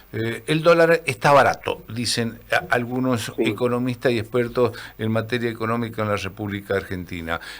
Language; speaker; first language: Spanish; native; Spanish